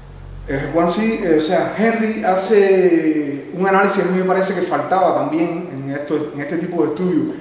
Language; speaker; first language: Spanish; native; Spanish